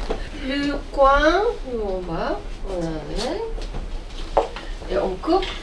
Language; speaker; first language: French; non-native, learner; Japanese